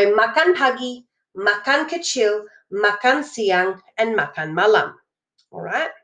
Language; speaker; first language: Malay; non-native, fluent; English